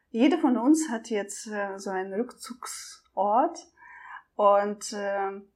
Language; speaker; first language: German; non-native, fluent; Russian